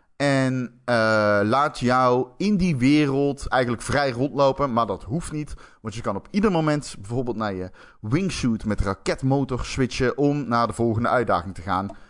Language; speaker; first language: Dutch; native; Dutch